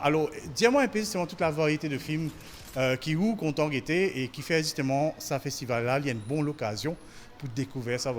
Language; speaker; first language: French; non-native, local second language; Morisyen